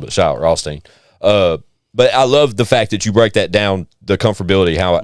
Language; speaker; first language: English; native; English